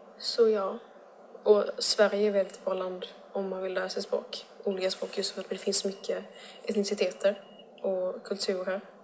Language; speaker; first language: Swedish; native; Swedish